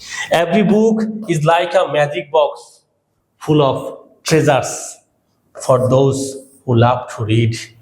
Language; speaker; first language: English; non-native, local second language; Bangla